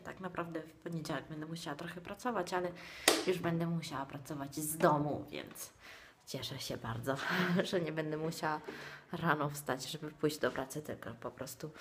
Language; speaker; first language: Polish; non-native, fluent; Italian